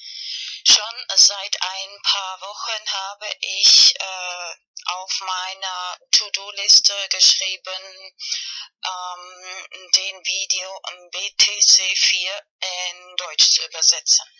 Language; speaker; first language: German; non-native, fluent; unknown